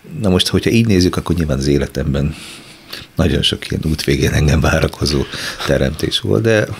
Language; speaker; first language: Hungarian; native; Hungarian